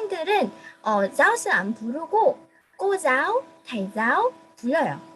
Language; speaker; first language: Korean; non-native, fluent; Vietnamese